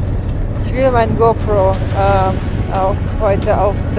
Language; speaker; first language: German; non-native, fluent; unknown